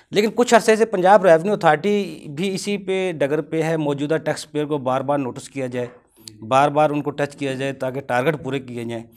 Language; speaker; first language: Urdu; non-native, local second language; Punjabi